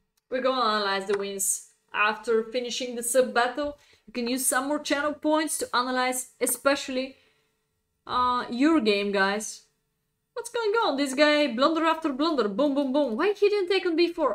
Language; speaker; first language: English; non-native, fluent; Bulgarian